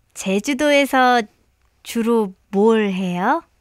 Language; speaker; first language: Korean; native; Korean